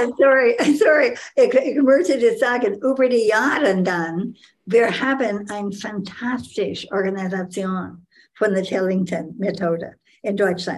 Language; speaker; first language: German; non-native, learner; English